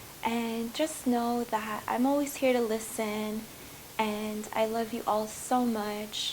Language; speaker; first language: English; native; English